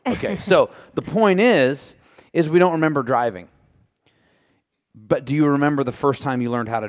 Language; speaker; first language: English; native; English